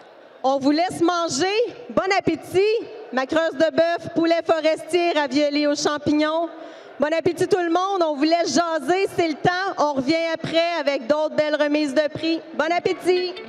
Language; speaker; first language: French; native; French